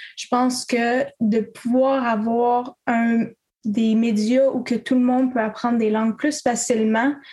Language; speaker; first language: French; native; French